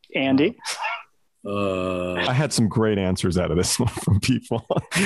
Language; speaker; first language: English; native; English